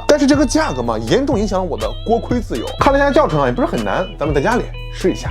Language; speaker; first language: Chinese; native; Chinese